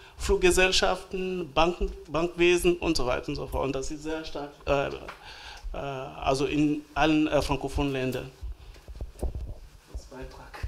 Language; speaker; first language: German; non-native, fluent; French